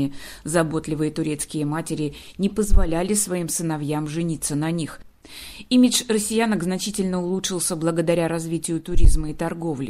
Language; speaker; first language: Russian; native; Russian